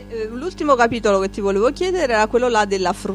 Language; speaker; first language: Italian; native; Italian